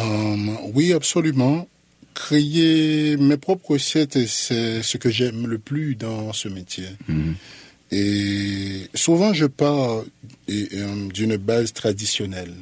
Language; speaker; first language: French; non-native, local second language; Haitian Creole